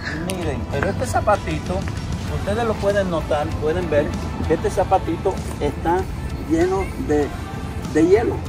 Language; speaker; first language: Spanish; native; Spanish